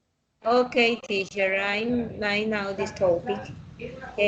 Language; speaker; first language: English; non-native, learner; Spanish